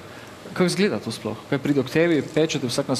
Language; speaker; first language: Slovenian; native; Slovenian